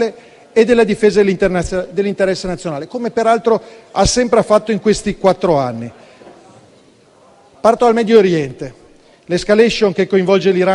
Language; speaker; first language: Italian; native; Italian